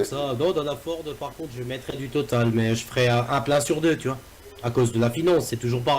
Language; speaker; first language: French; native; French